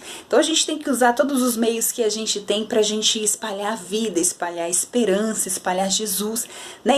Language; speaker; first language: Portuguese; native; Portuguese